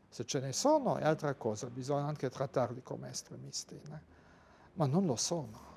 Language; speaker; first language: Italian; non-native, fluent; Luxembourgish